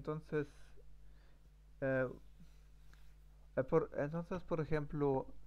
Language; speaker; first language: Spanish; non-native, learner; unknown